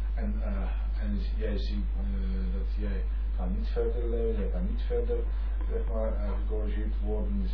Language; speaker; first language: Dutch; non-native, learner; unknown